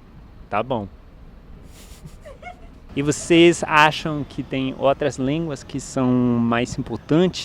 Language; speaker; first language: Portuguese; non-native, fluent; English